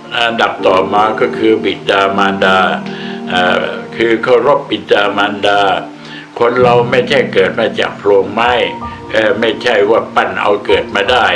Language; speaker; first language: Thai; native; Thai